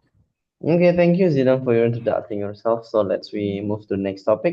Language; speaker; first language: English; non-native, fluent; Indonesian